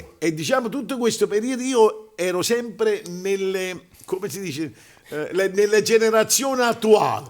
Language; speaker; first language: Italian; native; Italian